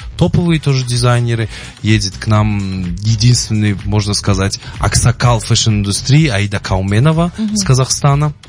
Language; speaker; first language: Russian; non-native, local second language; Tajik